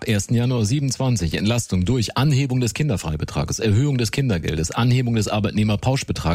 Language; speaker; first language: German; native; German